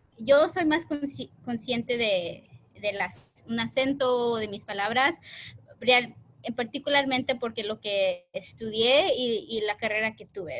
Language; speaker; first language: Spanish; early bilingual, heritage; Spanish